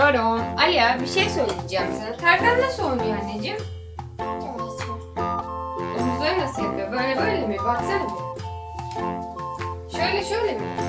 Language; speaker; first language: Turkish; native; Turkish